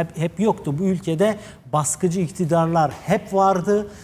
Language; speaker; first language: Turkish; native; Turkish